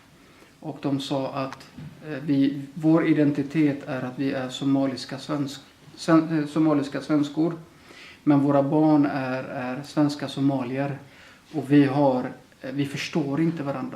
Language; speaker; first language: Swedish; early bilingual, other home language; Somali